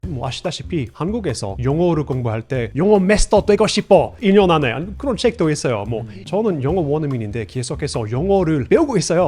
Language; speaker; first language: Korean; non-native, fluent; English